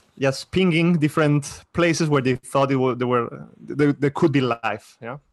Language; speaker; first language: English; non-native, fluent; Spanish